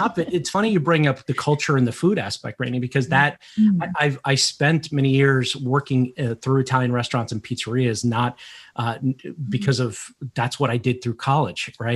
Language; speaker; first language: English; early bilingual, other home language; Portuguese